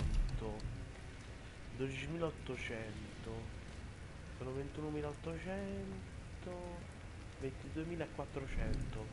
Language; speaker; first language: Italian; native; Italian